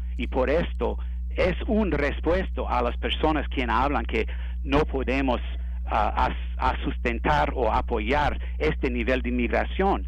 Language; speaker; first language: Spanish; non-native, learner; English